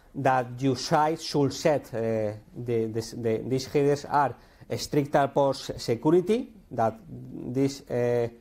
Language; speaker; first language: English; non-native, learner; Spanish